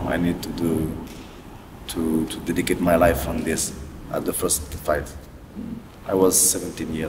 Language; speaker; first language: English; non-native, learner; French